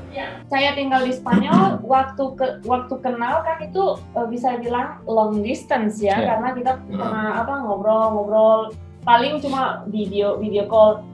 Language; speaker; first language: Indonesian; non-native, fluent; Spanish